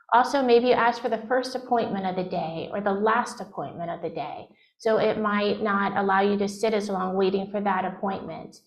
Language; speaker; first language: English; native; English